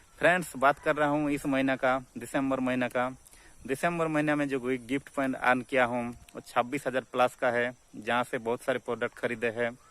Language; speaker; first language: Hindi; native; Hindi